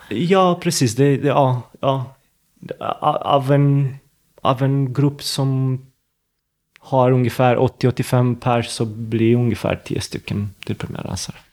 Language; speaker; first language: Swedish; non-native, fluent; Romanian